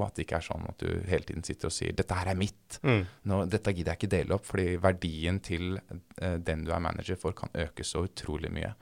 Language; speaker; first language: Norwegian; native; Norwegian